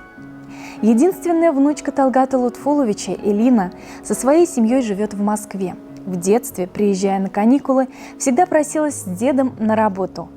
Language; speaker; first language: Russian; native; Russian